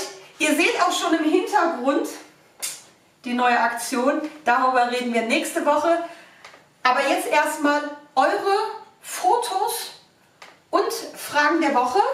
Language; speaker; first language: German; native; German